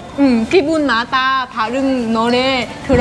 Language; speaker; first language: Korean; non-native, learner; Vietnamese